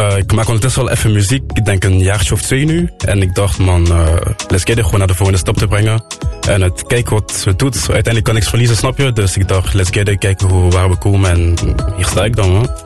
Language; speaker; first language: Dutch; non-native, local second language; French